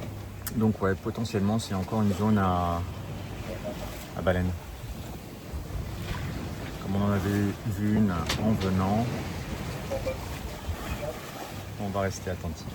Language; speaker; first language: French; native; French